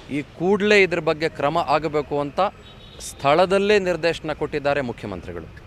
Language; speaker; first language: Kannada; native; Kannada